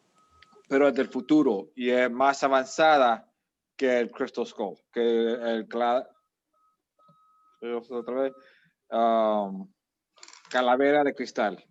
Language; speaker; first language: Spanish; early bilingual, heritage; Spanish